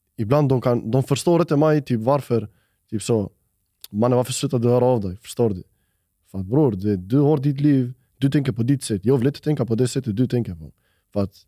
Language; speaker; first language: Swedish; early bilingual, other home language; Albanian